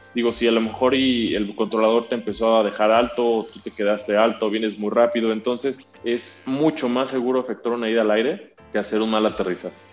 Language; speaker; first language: Spanish; native; Spanish